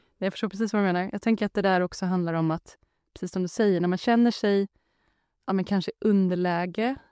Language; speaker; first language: Swedish; native; Swedish